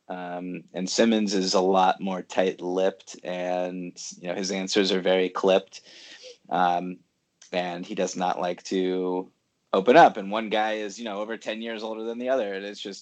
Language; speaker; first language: English; native; English